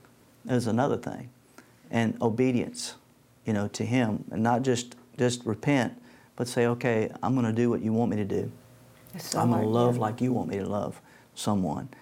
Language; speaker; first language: English; native; English